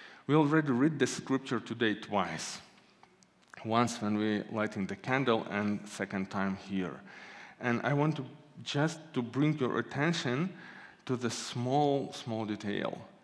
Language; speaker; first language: English; non-native, fluent; Ukrainian